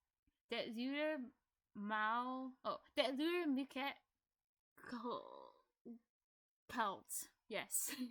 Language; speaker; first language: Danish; non-native, learner; English